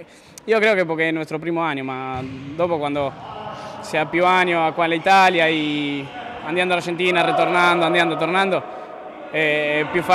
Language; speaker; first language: Italian; non-native, learner; Spanish